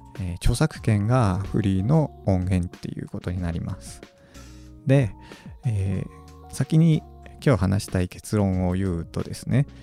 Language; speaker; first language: Japanese; native; Japanese